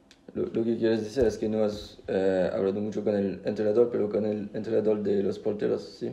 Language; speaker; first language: Spanish; non-native, fluent; French